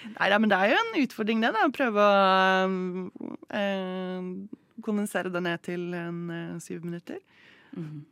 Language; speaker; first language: Norwegian; native; Norwegian